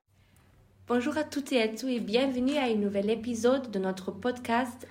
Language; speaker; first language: French; non-native, fluent; German